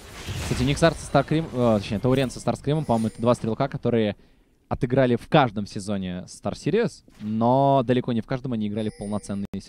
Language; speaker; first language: Russian; native; Russian